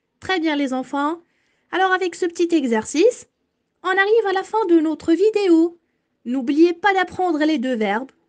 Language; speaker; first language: French; non-native, local second language; Arabic